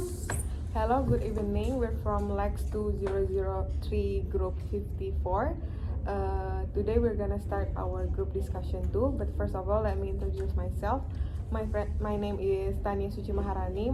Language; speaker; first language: English; non-native, local second language; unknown